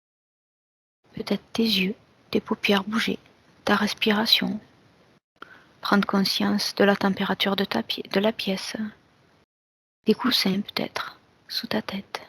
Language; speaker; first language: French; native; French